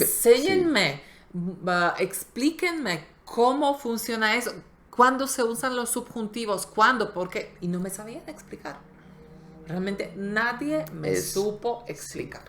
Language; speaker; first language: Spanish; non-native, fluent; Slovak